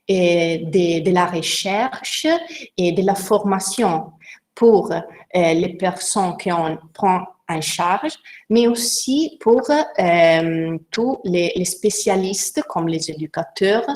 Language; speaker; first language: French; non-native, learner; Italian